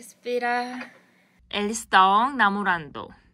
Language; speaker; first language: Portuguese; non-native, learner; Korean